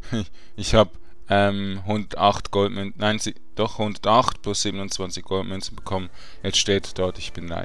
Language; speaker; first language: German; native; German